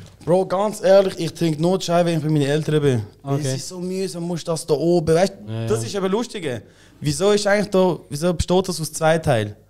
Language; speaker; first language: German; native; German